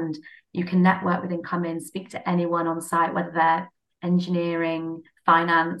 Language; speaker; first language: English; native; English